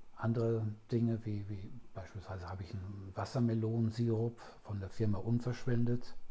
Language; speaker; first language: German; native; German